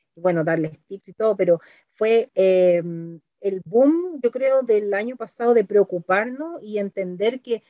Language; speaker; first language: Spanish; native; Spanish